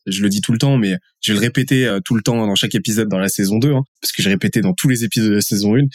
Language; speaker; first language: French; native; French